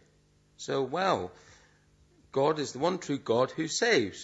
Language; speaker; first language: English; native; English